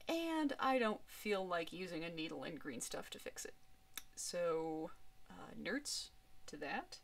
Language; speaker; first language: English; native; English